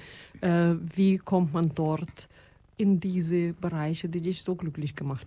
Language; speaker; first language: German; non-native, fluent; Russian